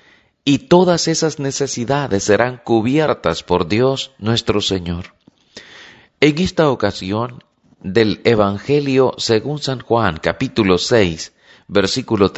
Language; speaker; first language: Spanish; native; Spanish